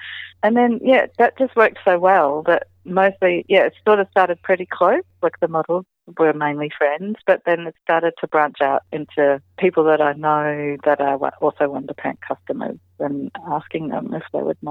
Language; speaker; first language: English; native; English